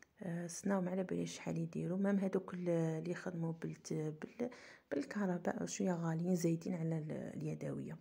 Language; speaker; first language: Arabic; native; Arabic